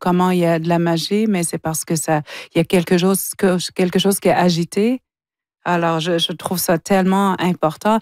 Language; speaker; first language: French; non-native, local second language; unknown